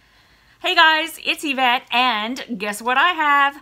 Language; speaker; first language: English; native; English